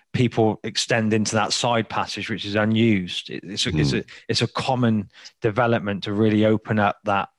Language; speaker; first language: English; native; English